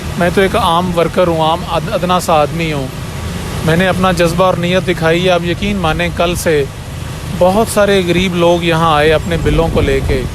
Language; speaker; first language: Urdu; non-native, local second language; Punjabi